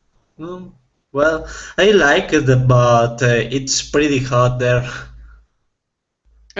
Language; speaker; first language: English; non-native, fluent; Spanish